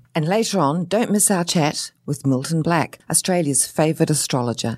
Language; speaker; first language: English; native; English